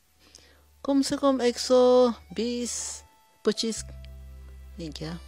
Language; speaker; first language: Hindi; non-native, local second language; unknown